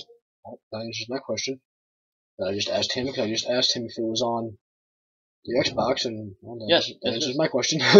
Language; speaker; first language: English; native; English